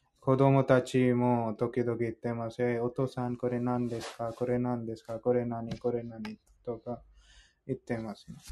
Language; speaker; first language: Japanese; non-native, fluent; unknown